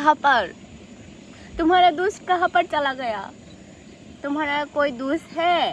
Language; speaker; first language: Hindi; non-native, local second language; Kok Borok